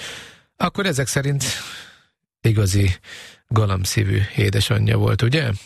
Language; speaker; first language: Hungarian; native; Hungarian